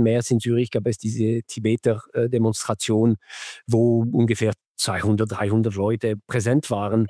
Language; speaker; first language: German; non-native, fluent; French